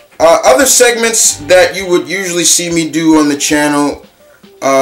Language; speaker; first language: English; native; English